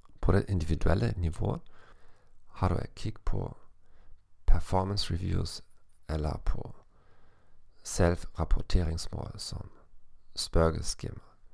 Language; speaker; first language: Danish; non-native, fluent; German